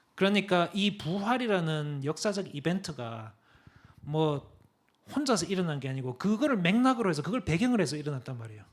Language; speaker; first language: Korean; early bilingual, other home language; English